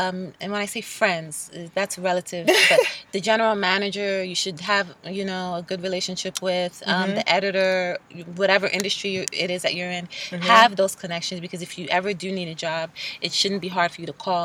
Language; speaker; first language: English; native; English